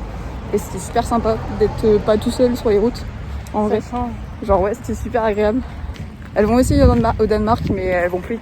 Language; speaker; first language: French; native; French